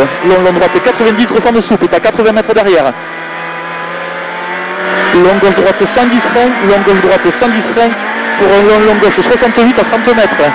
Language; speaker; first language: French; native; French